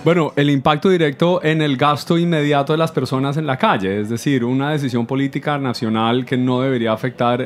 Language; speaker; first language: Spanish; native; Spanish